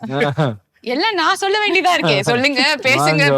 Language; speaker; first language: Tamil; native; Tamil